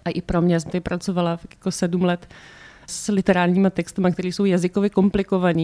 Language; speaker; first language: Czech; native; Czech